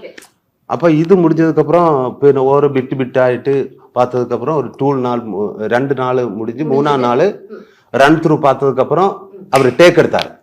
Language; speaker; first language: Tamil; non-native, learner; Malayalam